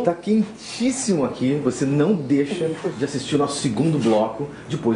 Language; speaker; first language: Portuguese; native; Portuguese